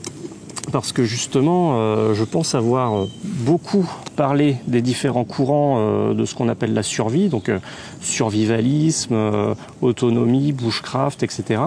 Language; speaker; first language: French; native; French